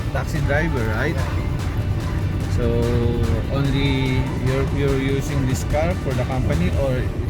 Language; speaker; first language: English; non-native, local second language; Filipino